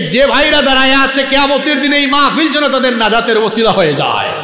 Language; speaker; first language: Bangla; non-native, local second language; Sylheti